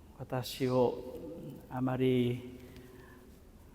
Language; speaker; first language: Japanese; non-native, fluent; Vietnamese